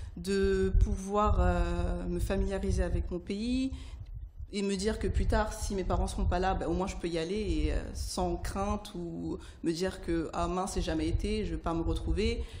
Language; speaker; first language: French; early bilingual, other home language; Haitian Creole